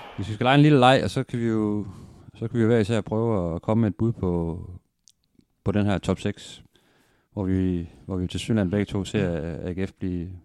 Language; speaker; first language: Danish; native; Danish